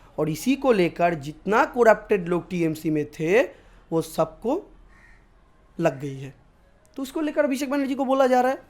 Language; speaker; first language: Hindi; non-native, local second language; Bangla